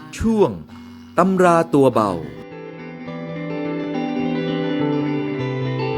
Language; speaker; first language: Thai; native; Thai